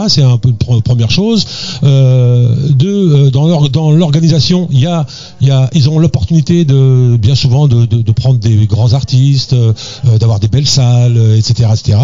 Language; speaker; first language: French; native; French